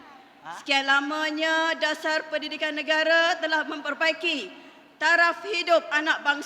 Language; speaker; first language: Malay; native; Malay